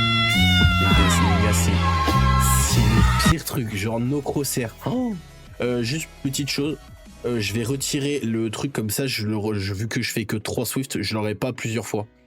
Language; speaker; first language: French; native; French